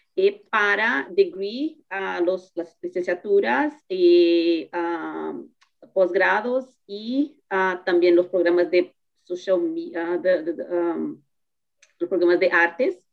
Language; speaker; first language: Spanish; non-native, learner; Portuguese